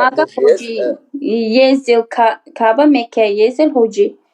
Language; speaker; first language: Russian; non-native, learner; Uzbek